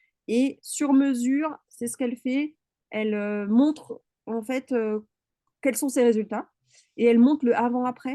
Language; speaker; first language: French; native; French